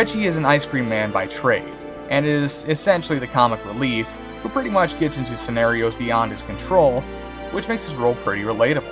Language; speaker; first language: English; native; English